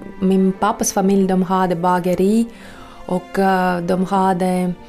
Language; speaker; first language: Swedish; non-native, fluent; Latvian